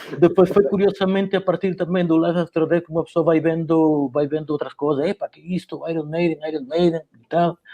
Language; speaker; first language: Portuguese; early bilingual, heritage; Portuguese